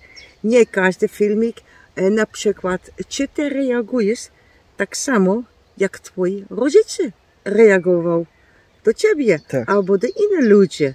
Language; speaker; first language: Polish; non-native, learner; Dutch